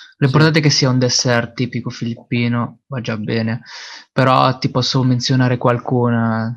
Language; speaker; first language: Italian; early bilingual, other home language; Filipino